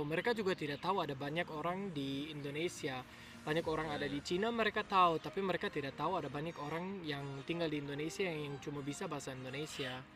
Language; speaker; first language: Indonesian; non-native, fluent; German